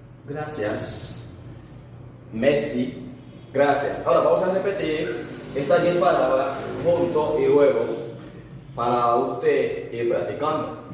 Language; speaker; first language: Spanish; non-native, fluent; Haitian Creole